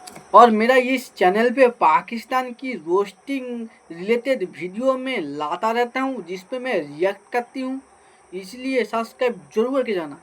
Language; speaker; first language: Hindi; native; Hindi